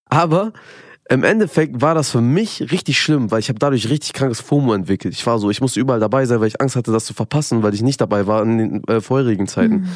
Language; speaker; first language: German; early bilingual, other home language; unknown